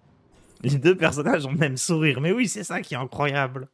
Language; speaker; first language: French; native; French